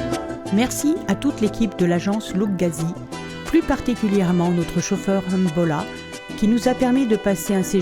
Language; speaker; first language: French; native; French